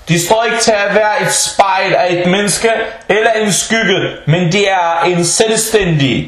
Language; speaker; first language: Danish; early bilingual, other home language; Arabic